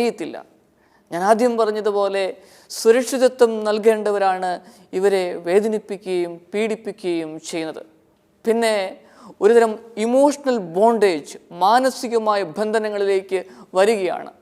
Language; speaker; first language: Malayalam; native; Malayalam